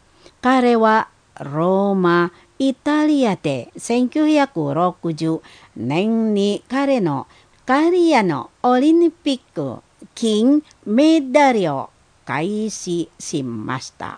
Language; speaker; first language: Japanese; non-native, learner; Indonesian